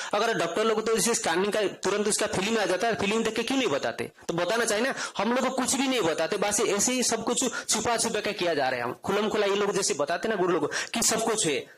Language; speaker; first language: Hindi; non-native, local second language; Odia